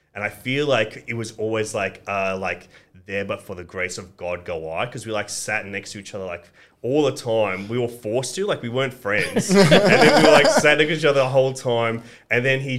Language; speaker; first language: English; early bilingual, other home language; Greek